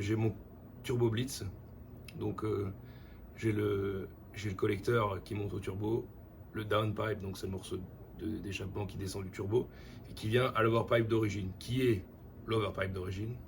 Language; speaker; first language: French; native; French